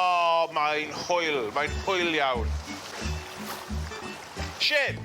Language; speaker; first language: Welsh; non-native, learner; English